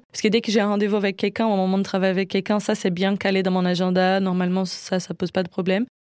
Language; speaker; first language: French; non-native, fluent; Portuguese